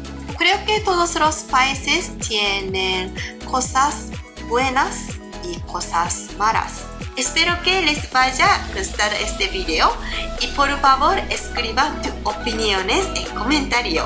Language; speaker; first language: Spanish; non-native, learner; Japanese